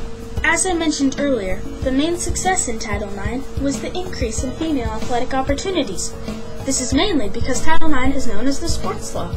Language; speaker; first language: English; native; English